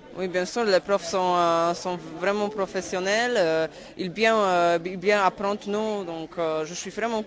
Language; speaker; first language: French; non-native, learner; Hungarian